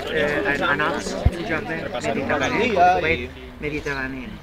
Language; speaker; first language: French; non-native, learner; Spanish